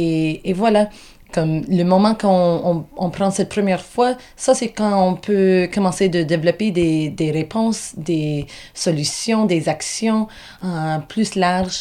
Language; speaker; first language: French; non-native, local second language; English